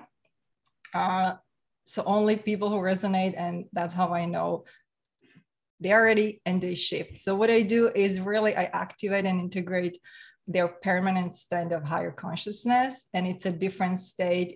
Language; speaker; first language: English; non-native, fluent; Slovak